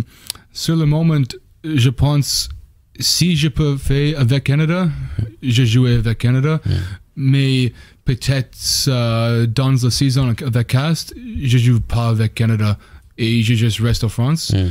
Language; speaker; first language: French; non-native, learner; English